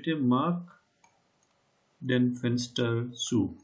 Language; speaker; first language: German; non-native, fluent; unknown